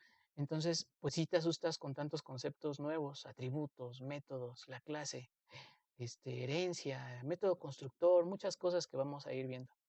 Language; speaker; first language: Spanish; native; Spanish